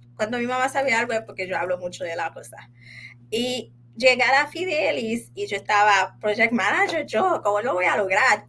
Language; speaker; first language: Spanish; non-native, fluent; Haitian Creole